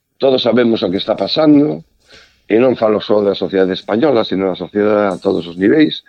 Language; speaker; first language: Galician; native; Galician